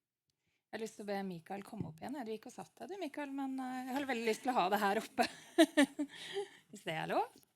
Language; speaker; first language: Norwegian; native; Norwegian